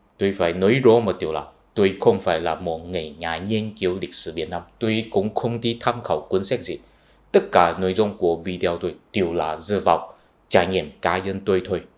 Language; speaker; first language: Vietnamese; non-native, fluent; Chinese